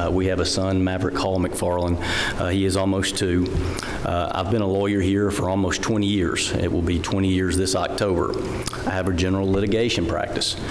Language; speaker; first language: English; native; English